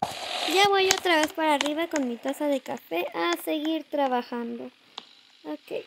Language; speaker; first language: Spanish; native; Spanish